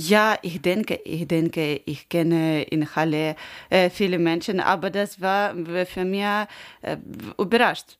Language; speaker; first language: German; non-native, learner; Ukrainian